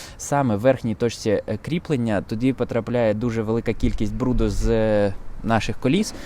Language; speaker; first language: Ukrainian; non-native, local second language; Russian